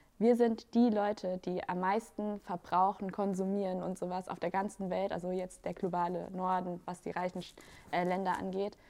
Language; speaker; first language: German; native; German